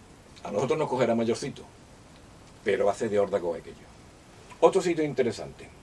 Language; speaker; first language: Spanish; native; Spanish